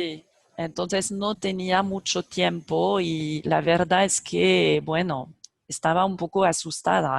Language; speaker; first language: Spanish; non-native, fluent; French